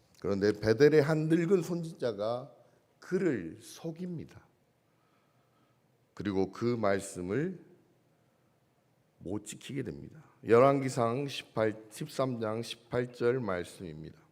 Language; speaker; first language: Korean; native; Korean